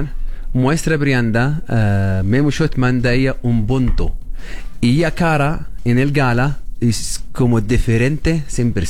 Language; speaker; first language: Spanish; non-native, learner; Arabic